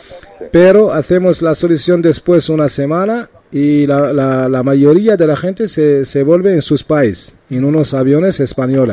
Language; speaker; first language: Spanish; non-native, learner; Arabic